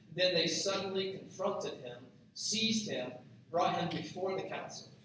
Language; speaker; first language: English; native; English